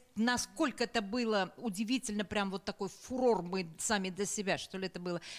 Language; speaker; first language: Russian; native; Russian